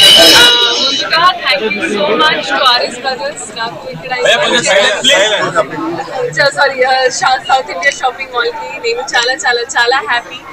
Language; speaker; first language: Telugu; non-native, learner; Hindi